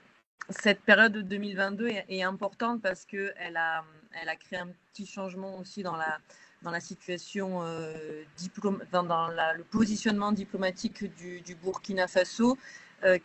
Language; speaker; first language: French; native; French